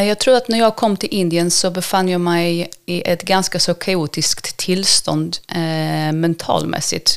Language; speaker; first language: Swedish; early bilingual, other home language; Polish